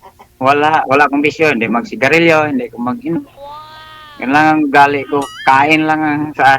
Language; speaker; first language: Filipino; non-native, local second language; Cebuano